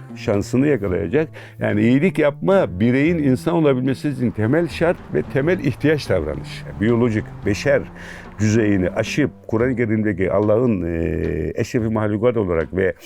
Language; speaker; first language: Turkish; native; Turkish